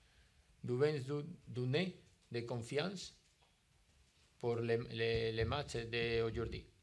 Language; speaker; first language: French; non-native, learner; Spanish